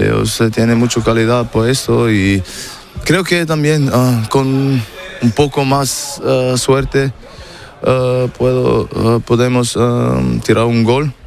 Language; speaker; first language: Spanish; non-native, learner; German